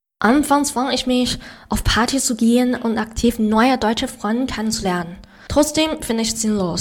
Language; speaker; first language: German; non-native, learner; Chinese